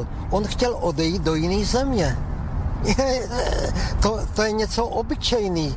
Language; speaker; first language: Czech; early bilingual, heritage; Czech